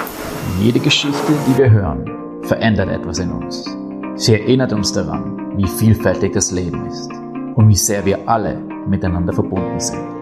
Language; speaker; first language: German; native; German